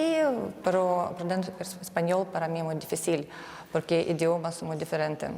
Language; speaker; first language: Spanish; non-native, learner; Ukrainian